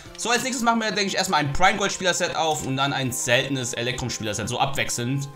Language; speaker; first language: German; native; German